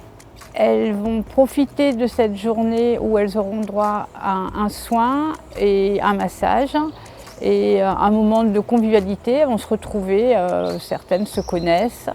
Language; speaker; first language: French; native; French